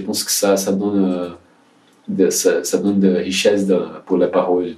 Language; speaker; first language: French; non-native, learner; Portuguese